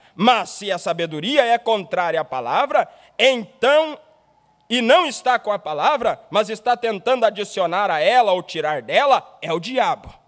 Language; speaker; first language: Portuguese; native; Portuguese